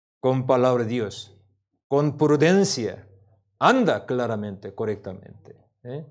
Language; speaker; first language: Spanish; non-native, learner; Korean